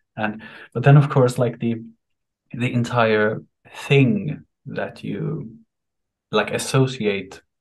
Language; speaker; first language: English; non-native, fluent; Swedish